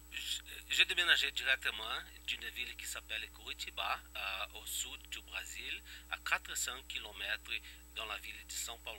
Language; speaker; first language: French; non-native, fluent; Portuguese